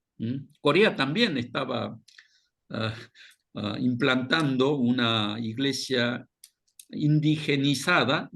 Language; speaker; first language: Spanish; non-native, fluent; Korean